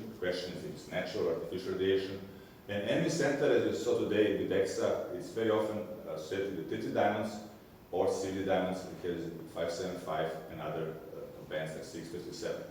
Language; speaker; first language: English; non-native, fluent; Serbian